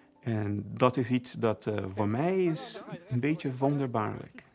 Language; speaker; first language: Dutch; non-native, fluent; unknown